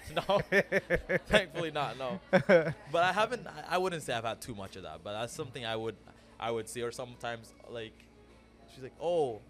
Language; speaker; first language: English; early bilingual, other home language; Amharic